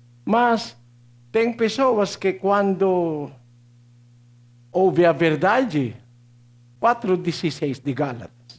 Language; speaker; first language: Portuguese; non-native, learner; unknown